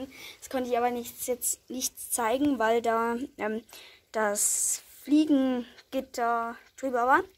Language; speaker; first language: German; native; German